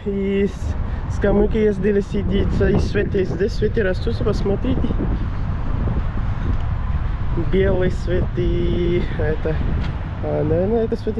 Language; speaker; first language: Russian; non-native, learner; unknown